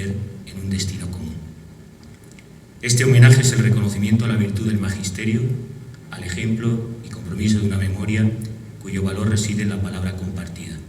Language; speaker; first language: Spanish; native; Spanish